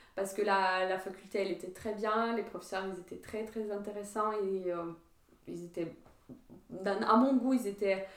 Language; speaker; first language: French; non-native, fluent; Ukrainian